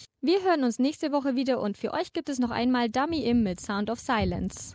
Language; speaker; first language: German; native; German